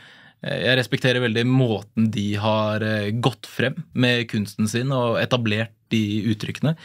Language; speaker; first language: Norwegian; native; Norwegian